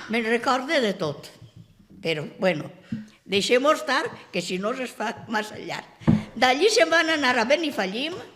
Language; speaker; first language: Catalan; native; Catalan